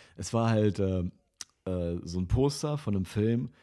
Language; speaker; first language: German; non-native, fluent; Russian